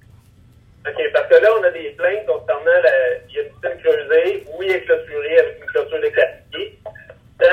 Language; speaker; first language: French; native; French